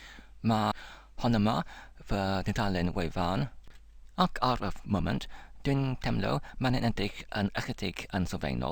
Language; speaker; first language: Welsh; non-native, learner; English